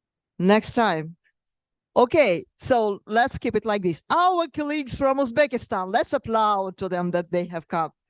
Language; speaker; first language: English; non-native, fluent; Russian